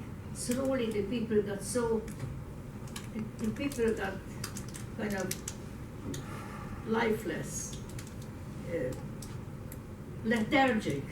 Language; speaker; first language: English; non-native, fluent; Hungarian